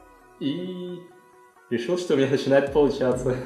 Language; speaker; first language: Russian; native; Russian